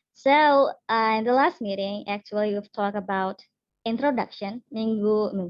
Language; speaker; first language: English; non-native, learner; Indonesian